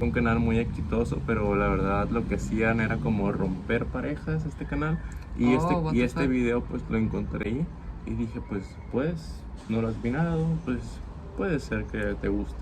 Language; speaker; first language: Spanish; native; Spanish